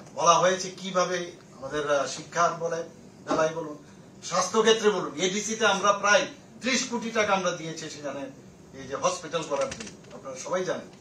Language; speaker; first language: Bangla; native; Bangla